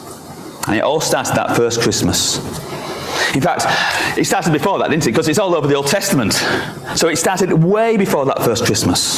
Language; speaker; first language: English; native; English